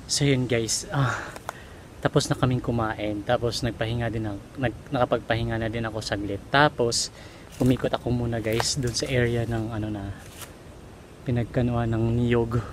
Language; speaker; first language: Filipino; non-native, local second language; Cebuano